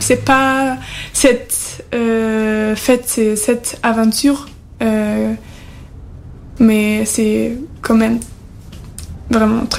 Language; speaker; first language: French; non-native, fluent; German